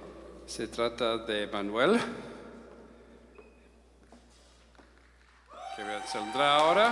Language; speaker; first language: Spanish; non-native, fluent; English